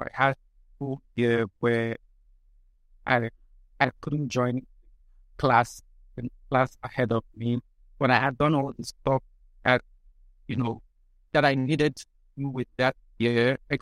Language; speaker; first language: English; non-native, local second language; Igbo